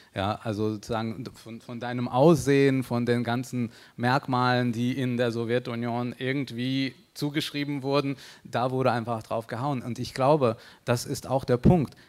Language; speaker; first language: German; early bilingual, other home language; Russian